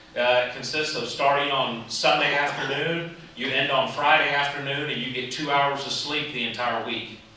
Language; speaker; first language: English; native; English